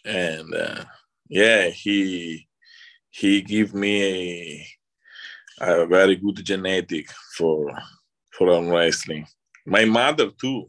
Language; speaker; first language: English; non-native, learner; Italian